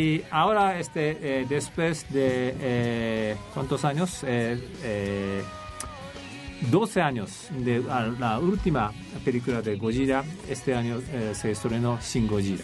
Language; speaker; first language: Spanish; non-native, fluent; Japanese